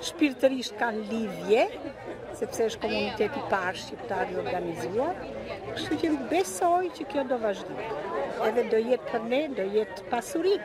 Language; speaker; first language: Albanian; early bilingual, heritage; Albanian